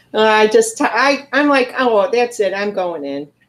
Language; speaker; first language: English; native; English